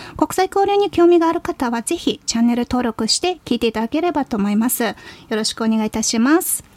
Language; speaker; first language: Japanese; non-native, fluent; Mongolian